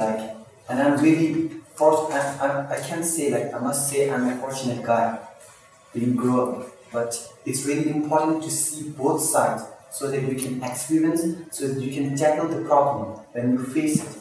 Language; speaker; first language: English; non-native, local second language; Tibetan